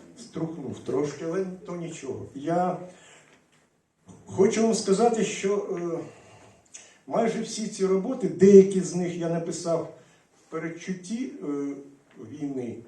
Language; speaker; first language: Ukrainian; non-native, local second language; Russian